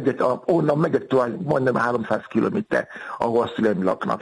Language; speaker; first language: Hungarian; non-native, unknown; Yoruba